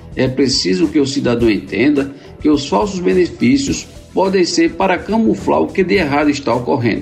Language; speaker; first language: Portuguese; native; Portuguese